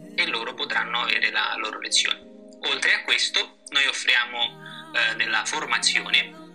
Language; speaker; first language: Italian; native; Italian